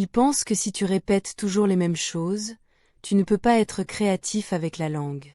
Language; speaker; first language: French; non-native, fluent; Portuguese